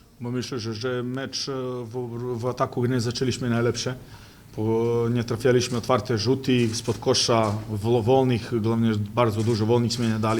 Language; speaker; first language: Polish; non-native, fluent; Serbian